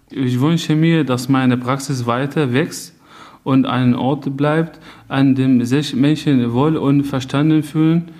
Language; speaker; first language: German; non-native, fluent; Arabic